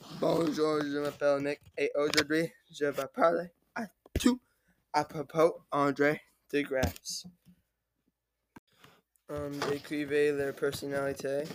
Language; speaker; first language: French; non-native, learner; English